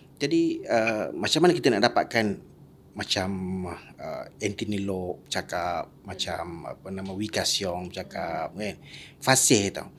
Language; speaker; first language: Malay; native; Malay